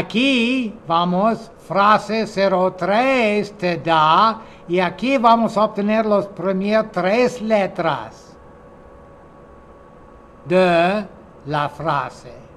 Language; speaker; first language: Spanish; non-native, fluent; English